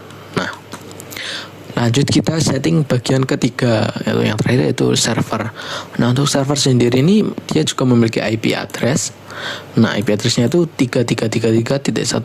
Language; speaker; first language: Indonesian; native; Indonesian